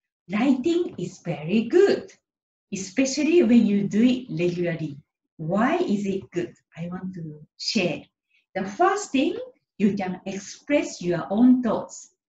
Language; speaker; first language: English; non-native, fluent; Japanese